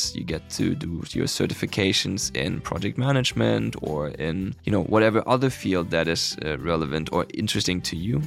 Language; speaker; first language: English; non-native, fluent; German